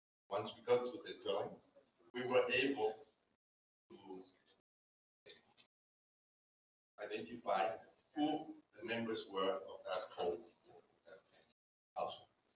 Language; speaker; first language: English; non-native, fluent; Spanish